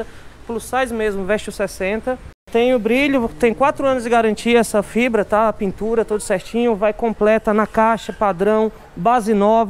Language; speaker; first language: Portuguese; native; Portuguese